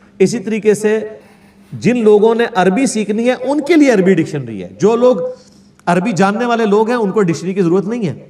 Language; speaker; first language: Urdu; non-native, local second language; Punjabi